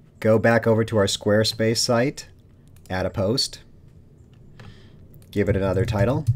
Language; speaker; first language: English; native; English